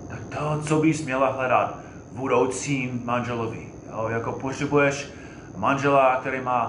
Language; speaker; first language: Czech; non-native, fluent; English